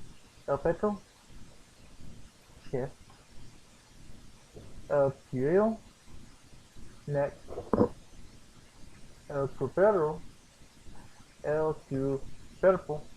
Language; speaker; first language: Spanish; non-native, learner; English